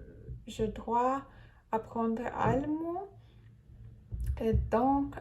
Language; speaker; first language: French; non-native, learner; Turkish